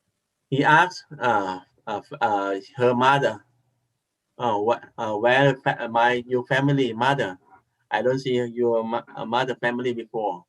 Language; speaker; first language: English; non-native, learner; Thai